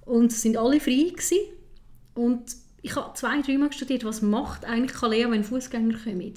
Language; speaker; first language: German; native; German